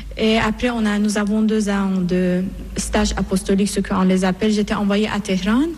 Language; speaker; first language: French; non-native, fluent; Persian